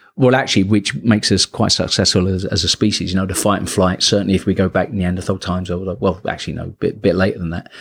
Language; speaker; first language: English; native; English